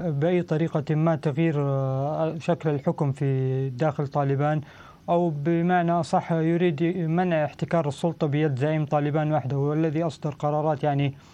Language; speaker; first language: Arabic; non-native, fluent; Pashto